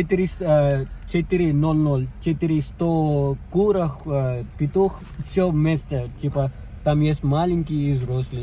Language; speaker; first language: Russian; non-native, learner; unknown